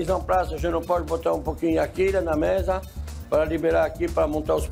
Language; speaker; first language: Portuguese; non-native, fluent; French